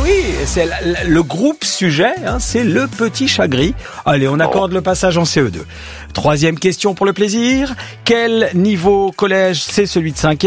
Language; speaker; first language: French; native; French